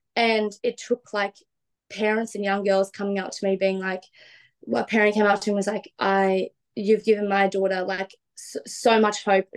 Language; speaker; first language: English; native; English